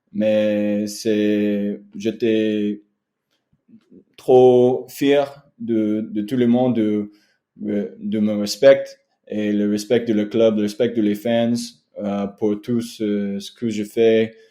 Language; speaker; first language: French; non-native, learner; English